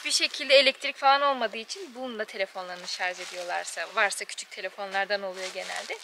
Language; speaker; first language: Turkish; native; Turkish